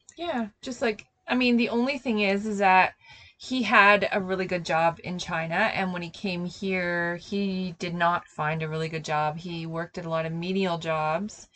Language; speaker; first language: English; native; English